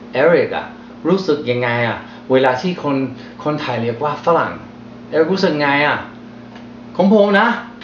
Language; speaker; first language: Thai; non-native, fluent; English